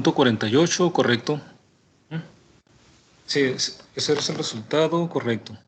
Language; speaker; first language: Spanish; native; Spanish